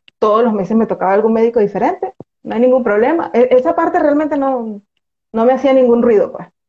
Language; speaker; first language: Spanish; native; Spanish